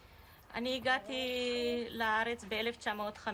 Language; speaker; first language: Hebrew; non-native, fluent; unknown